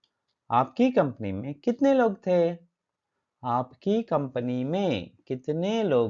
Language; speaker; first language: Hindi; non-native, local second language; Kannada